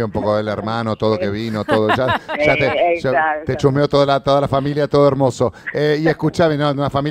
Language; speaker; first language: Spanish; native; Spanish